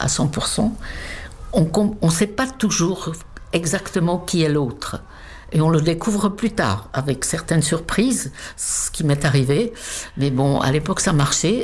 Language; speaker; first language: French; non-native, fluent; Czech